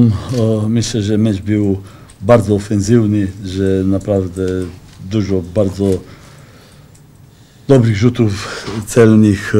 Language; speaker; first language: Polish; non-native, fluent; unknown